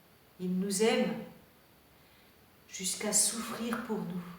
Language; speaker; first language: French; native; French